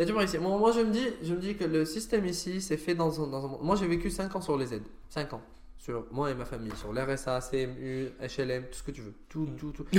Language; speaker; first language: French; non-native, fluent; Arabic